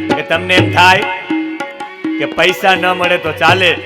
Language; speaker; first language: Gujarati; native; Gujarati